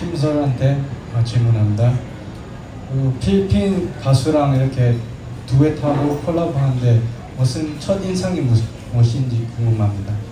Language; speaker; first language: Korean; non-native, learner; Filipino